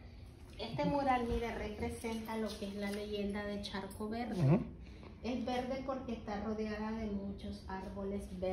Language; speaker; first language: Spanish; native; Spanish